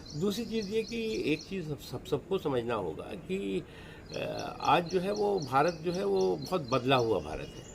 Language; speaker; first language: Hindi; native; Hindi